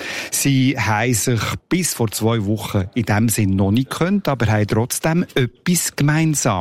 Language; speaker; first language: German; native; German